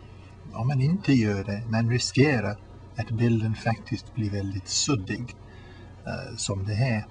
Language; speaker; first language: Swedish; non-native, learner; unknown